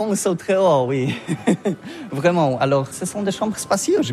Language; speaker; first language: French; non-native, learner; Polish